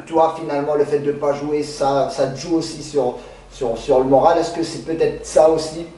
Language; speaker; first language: French; non-native, local second language; Arabic